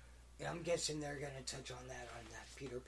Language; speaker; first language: English; native; English